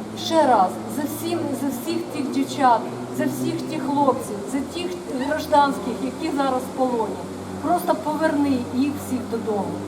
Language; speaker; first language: Ukrainian; non-native, local second language; Russian